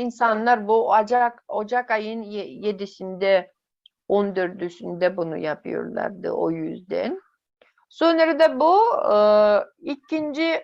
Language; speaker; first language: Turkish; non-native, fluent; Yakut